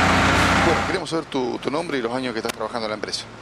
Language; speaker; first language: Spanish; native; Spanish